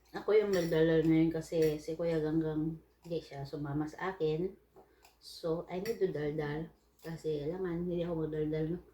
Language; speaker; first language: Filipino; non-native, local second language; Cebuano